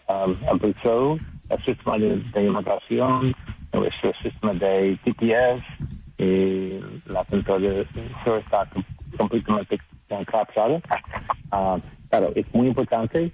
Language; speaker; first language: Spanish; non-native, learner; English